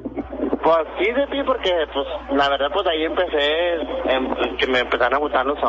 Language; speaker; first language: Spanish; native; Spanish